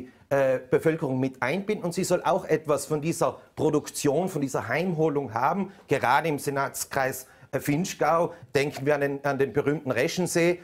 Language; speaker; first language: German; native; German